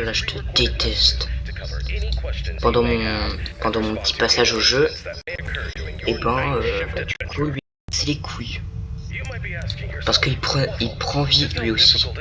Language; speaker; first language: French; native; French